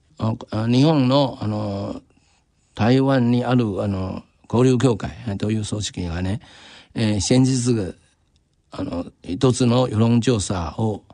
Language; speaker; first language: Japanese; non-native, fluent; Chinese